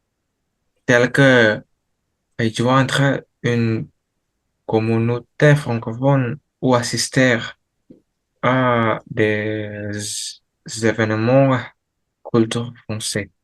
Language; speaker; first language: French; non-native, learner; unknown